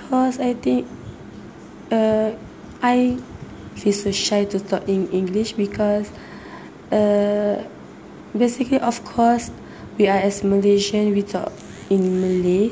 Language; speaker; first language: English; non-native, learner; Malay